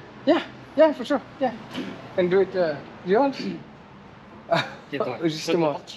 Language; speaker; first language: English; non-native, learner; French